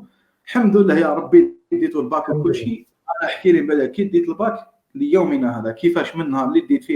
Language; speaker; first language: Arabic; native; Arabic